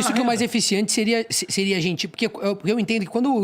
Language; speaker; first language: Portuguese; native; Portuguese